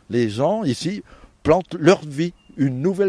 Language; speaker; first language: French; native; French